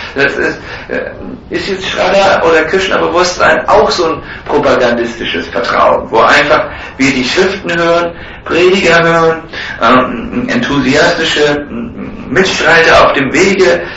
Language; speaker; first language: German; native; German